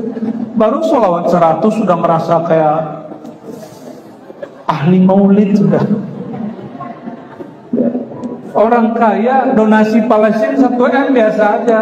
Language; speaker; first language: Indonesian; native; Indonesian